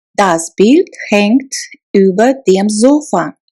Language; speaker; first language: German; non-native, fluent; Russian